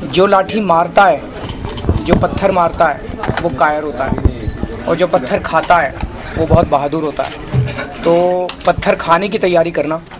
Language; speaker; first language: Hindi; native; Hindi